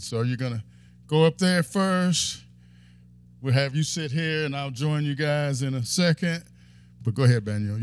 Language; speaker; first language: English; native; English